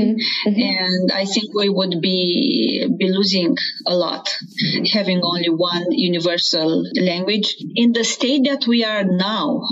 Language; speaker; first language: English; non-native, fluent; Romanian